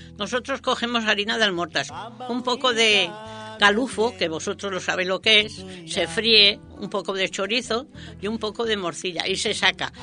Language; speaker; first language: Spanish; native; Spanish